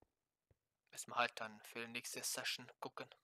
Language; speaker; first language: German; native; German